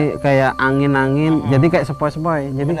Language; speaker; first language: Indonesian; native; Indonesian